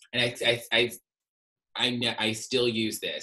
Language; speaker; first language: English; native; English